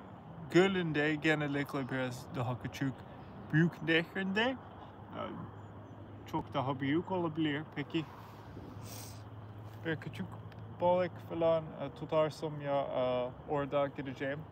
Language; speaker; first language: Turkish; non-native, learner; English